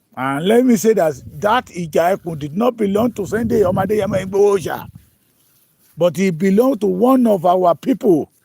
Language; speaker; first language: English; non-native, local second language; Yoruba